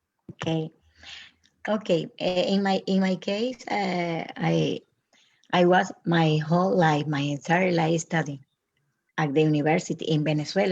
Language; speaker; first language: English; non-native, learner; Spanish